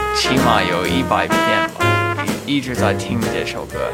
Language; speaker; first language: Chinese; non-native, fluent; English